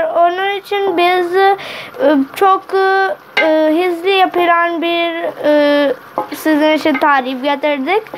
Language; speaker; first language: Turkish; non-native, learner; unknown